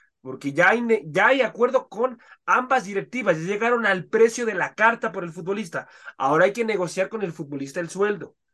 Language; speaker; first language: Spanish; native; Spanish